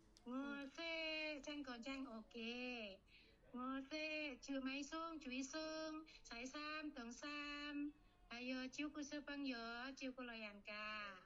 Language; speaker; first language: Cantonese; non-native, fluent; Indonesian